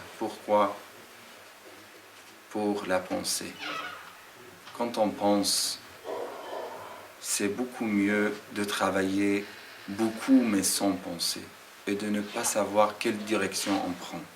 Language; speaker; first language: French; non-native, fluent; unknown